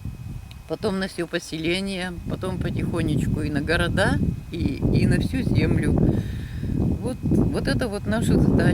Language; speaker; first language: Russian; native; Russian